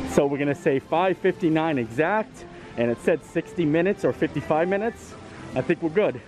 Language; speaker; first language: English; native; English